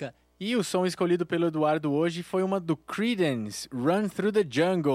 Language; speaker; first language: Portuguese; native; Portuguese